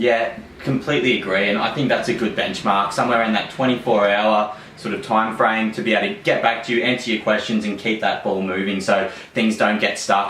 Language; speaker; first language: English; native; English